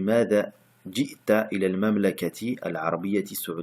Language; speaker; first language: Arabic; non-native, fluent; French